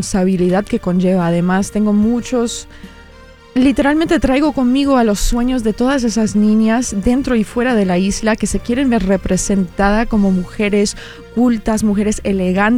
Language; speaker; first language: Spanish; early bilingual, heritage; Spanish